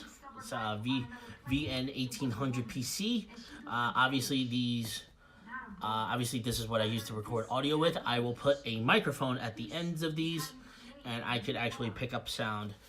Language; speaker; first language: English; native; English